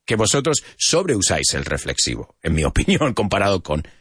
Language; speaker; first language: Spanish; non-native, fluent; English